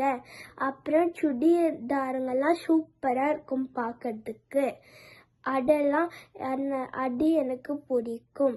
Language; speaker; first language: Tamil; early bilingual, heritage; Tamil